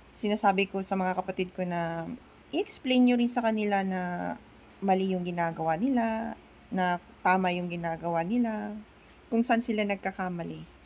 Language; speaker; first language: Filipino; non-native, local second language; Iloko